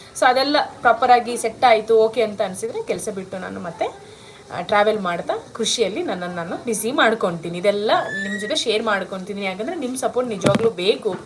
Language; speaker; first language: Kannada; native; Kannada